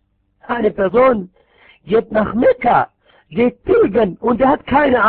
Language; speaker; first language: German; non-native, fluent; Arabic